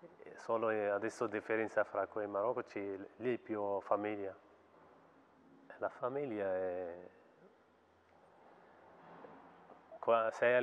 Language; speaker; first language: Italian; non-native, fluent; Arabic